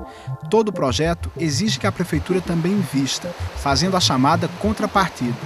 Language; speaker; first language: Portuguese; native; Portuguese